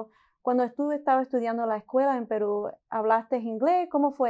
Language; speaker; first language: Spanish; early bilingual, heritage; Spanish